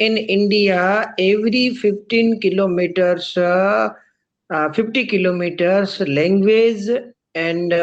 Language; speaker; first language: English; non-native, learner; Rajasthani